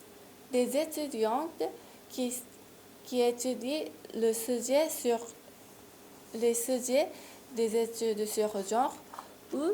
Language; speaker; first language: French; non-native, fluent; Japanese